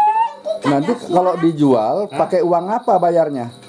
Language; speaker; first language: Indonesian; native; Indonesian